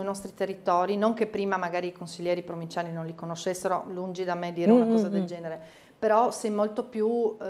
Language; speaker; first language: Italian; native; Italian